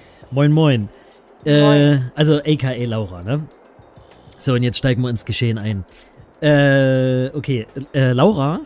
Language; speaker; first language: German; native; German